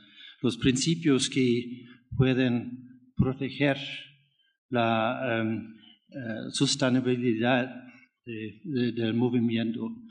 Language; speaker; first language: Spanish; non-native, learner; German